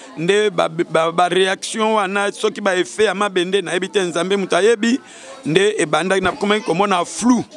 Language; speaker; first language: Lingala; native; Lingala